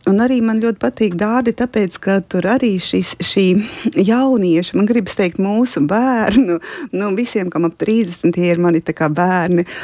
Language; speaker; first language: Latvian; native; Latvian